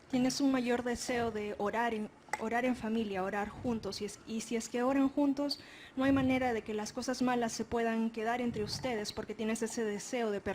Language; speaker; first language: Spanish; native; Spanish